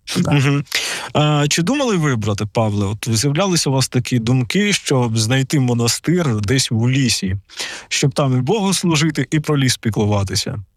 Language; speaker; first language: Ukrainian; native; Ukrainian